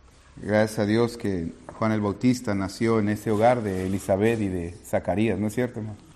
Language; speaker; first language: Spanish; native; Spanish